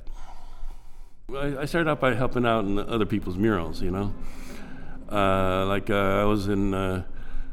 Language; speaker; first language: English; native; English